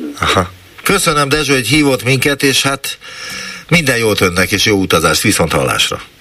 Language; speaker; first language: Hungarian; native; Hungarian